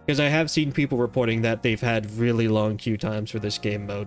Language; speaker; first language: English; native; English